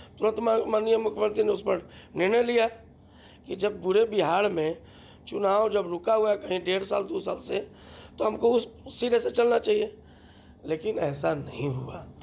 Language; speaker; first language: Hindi; native; Hindi